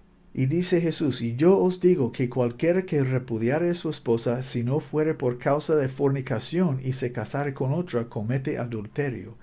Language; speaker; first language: Spanish; non-native, learner; English